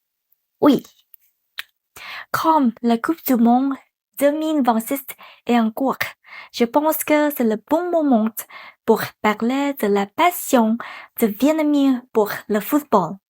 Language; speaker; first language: French; non-native, fluent; Vietnamese